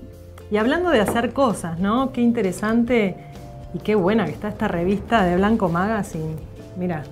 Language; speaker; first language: Spanish; native; Spanish